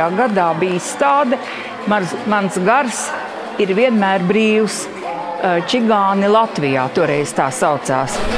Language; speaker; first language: Latvian; native; Latvian